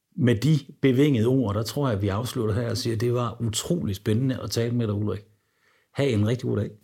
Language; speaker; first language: Danish; native; Danish